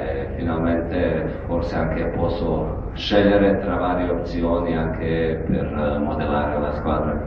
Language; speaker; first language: Italian; non-native, fluent; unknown